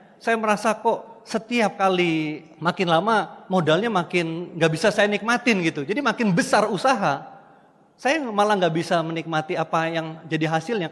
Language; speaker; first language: Indonesian; native; Indonesian